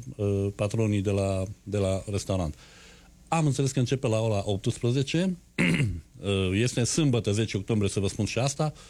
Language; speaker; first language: Romanian; native; Romanian